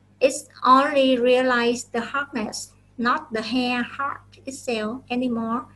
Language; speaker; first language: English; non-native, fluent; Vietnamese